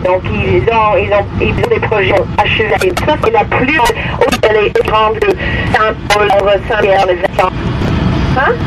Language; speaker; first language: French; non-native, fluent; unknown